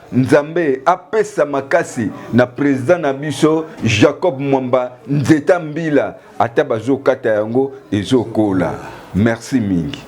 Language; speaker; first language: Lingala; native; Lingala